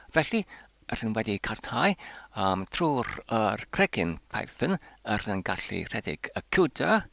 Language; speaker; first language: Welsh; non-native, learner; Polish